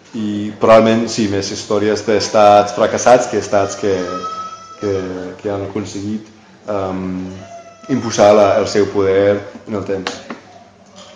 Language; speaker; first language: Catalan; non-native, fluent; English